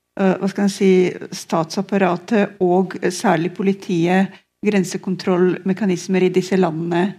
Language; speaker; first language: Norwegian; non-native, fluent; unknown